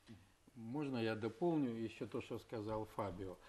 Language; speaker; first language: Russian; native; Russian